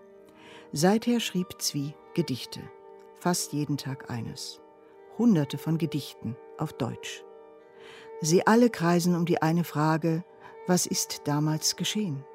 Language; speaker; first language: German; native; German